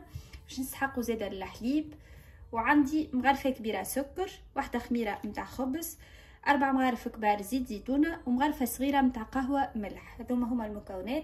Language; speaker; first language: Arabic; native; Arabic